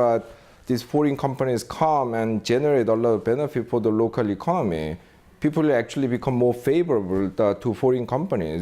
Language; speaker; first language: English; non-native, fluent; Korean